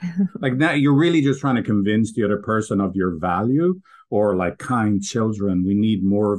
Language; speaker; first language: English; native; English